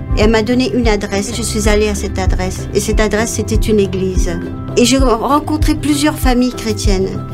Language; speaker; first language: French; non-native, local second language; Morisyen